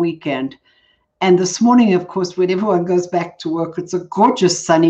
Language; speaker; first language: English; native; English